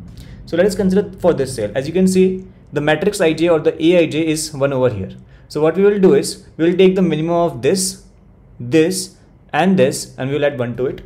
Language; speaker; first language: English; non-native, local second language; Hindi